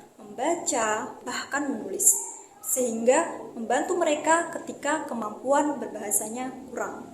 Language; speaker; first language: Indonesian; native; Indonesian